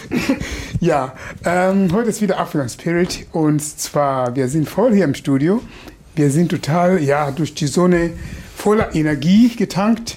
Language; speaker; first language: German; non-native, fluent; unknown